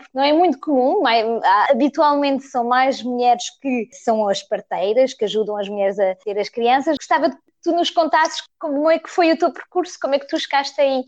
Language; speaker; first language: Portuguese; early bilingual, heritage; Portuguese